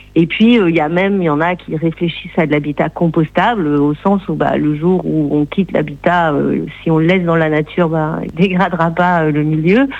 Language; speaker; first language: French; native; French